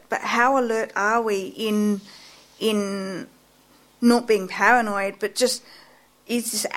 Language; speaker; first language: English; native; English